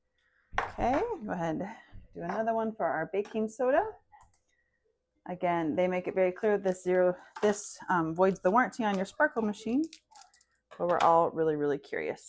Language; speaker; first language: English; native; English